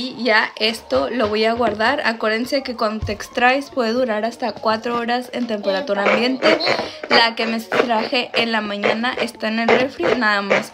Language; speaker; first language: Spanish; native; Spanish